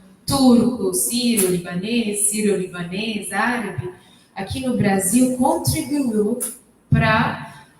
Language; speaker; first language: Portuguese; non-native, fluent; Arabic